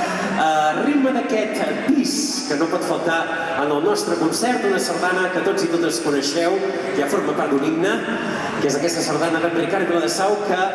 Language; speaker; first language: Catalan; native; Catalan